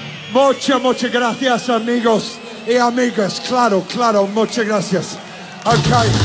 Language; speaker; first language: Spanish; non-native, learner; English